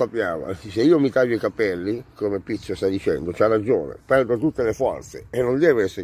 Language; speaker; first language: Italian; native; Italian